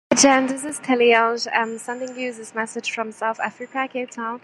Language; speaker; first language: English; non-native, fluent; French